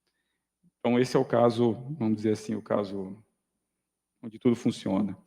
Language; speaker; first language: Portuguese; native; Portuguese